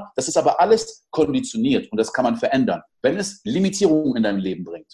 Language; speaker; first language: German; early bilingual, other home language; French